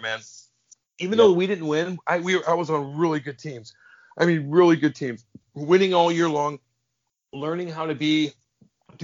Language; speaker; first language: English; native; English